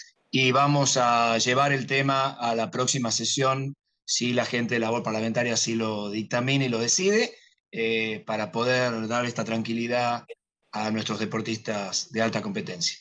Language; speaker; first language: Spanish; native; Spanish